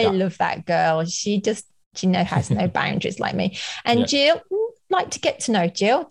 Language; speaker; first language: English; native; English